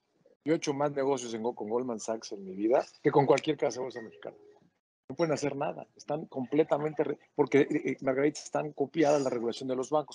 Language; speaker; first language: Spanish; native; Spanish